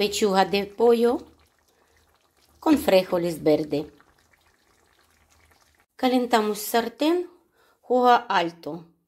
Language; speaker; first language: Spanish; non-native, learner; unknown